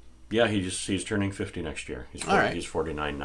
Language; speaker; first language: English; native; English